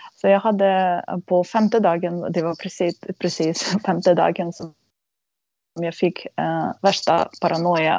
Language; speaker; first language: Swedish; non-native, fluent; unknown